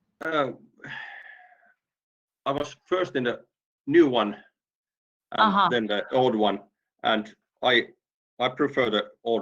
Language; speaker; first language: English; non-native, fluent; Finnish